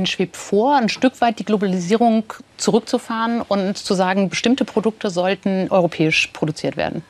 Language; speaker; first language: German; native; German